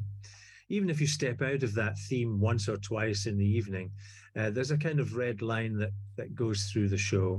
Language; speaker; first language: English; native; English